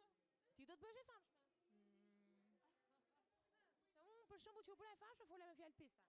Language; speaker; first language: Albanian; native; Albanian